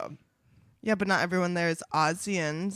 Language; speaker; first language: English; native; English